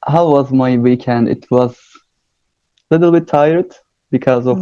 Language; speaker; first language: English; non-native, learner; Turkish